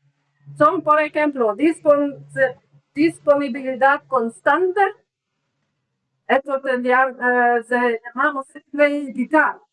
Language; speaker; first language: Spanish; non-native, learner; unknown